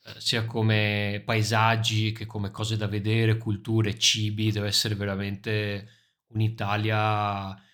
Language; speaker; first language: Italian; native; Italian